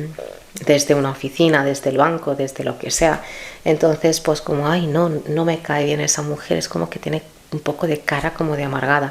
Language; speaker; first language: Spanish; native; Spanish